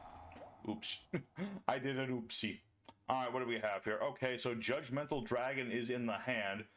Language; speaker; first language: English; native; English